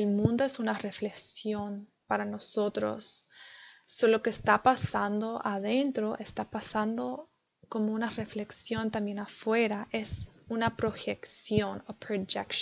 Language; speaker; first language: Spanish; early bilingual, heritage; Spanish